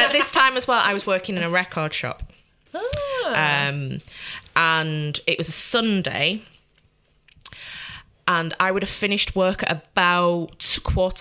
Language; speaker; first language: English; native; English